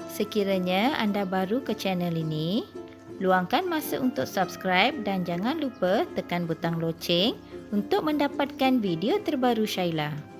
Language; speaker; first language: Malay; non-native, local second language; Tamil